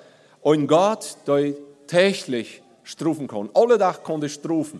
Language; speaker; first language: German; non-native, learner; Plautdietsch